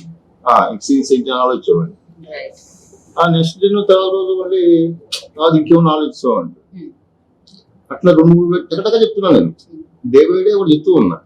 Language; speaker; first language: Telugu; native; Telugu